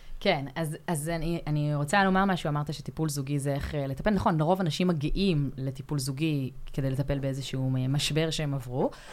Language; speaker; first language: Hebrew; native; Hebrew